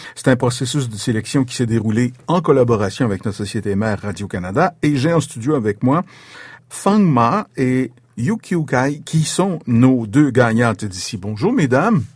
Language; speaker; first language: French; native; French